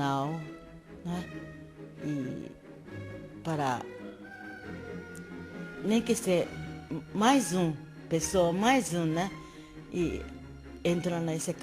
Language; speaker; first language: Portuguese; non-native, learner; Japanese